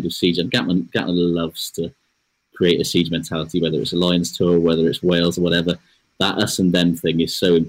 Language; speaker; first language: English; native; English